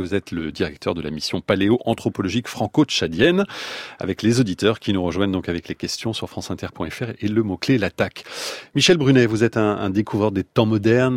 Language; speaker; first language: French; native; French